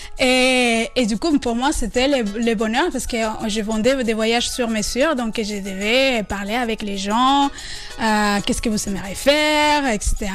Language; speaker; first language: French; non-native, fluent; Spanish